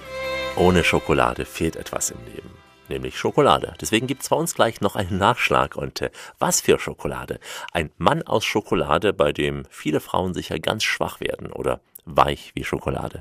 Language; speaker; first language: German; native; German